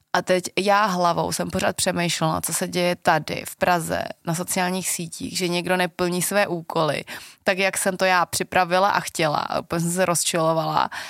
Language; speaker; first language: Czech; early bilingual, other home language; Vietnamese